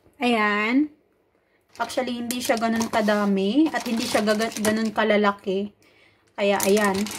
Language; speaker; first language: Filipino; non-native, local second language; Cebuano